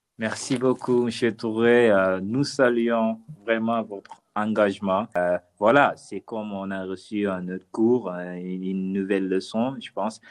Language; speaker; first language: French; non-native, local second language; Wolof